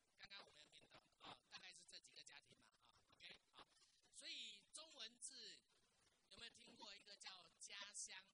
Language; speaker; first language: Chinese; native; Chinese